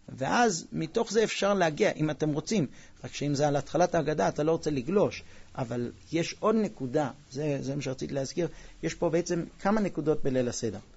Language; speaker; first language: Hebrew; non-native, fluent; English